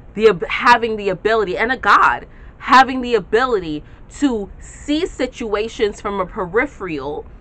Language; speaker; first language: English; native; English